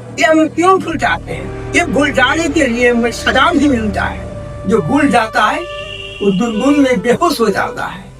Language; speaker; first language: Hindi; non-native, local second language; Bangla